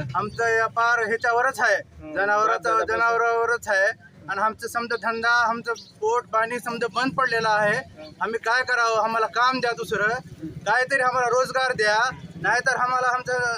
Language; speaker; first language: Marathi; non-native, local second language; Urdu